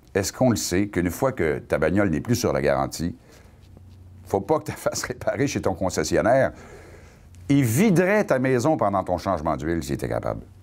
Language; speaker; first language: French; native; French